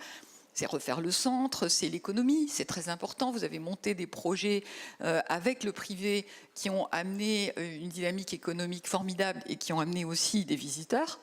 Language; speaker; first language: French; native; French